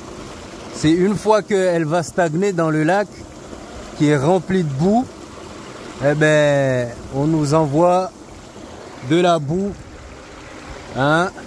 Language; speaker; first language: French; non-native, local second language; Comorian